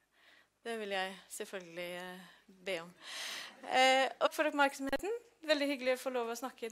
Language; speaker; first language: Norwegian; non-native, fluent; English